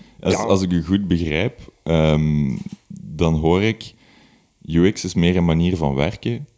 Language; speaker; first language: Dutch; native; Dutch